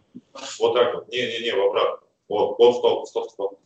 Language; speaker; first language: Russian; native; Russian